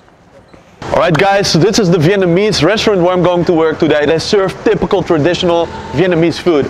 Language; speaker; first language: English; non-native, fluent; Dutch